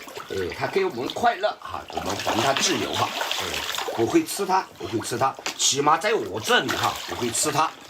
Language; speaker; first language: Chinese; native; Chinese